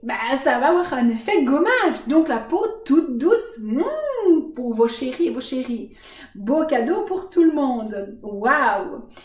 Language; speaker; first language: French; native; French